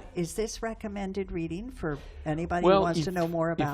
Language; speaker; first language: English; native; English